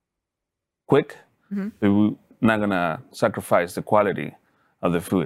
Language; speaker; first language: English; non-native, fluent; Spanish